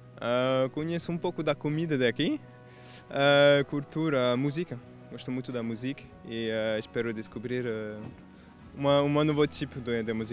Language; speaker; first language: Portuguese; non-native, learner; French